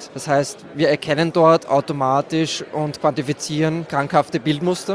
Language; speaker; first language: German; native; German